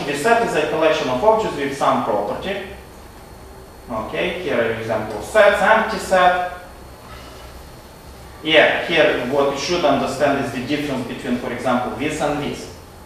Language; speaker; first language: English; non-native, fluent; Romanian